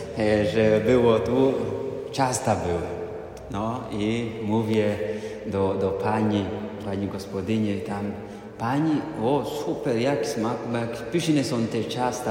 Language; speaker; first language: Polish; non-native, fluent; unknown